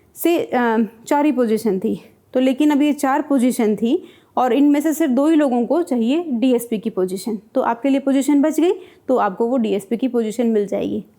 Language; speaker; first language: Hindi; native; Hindi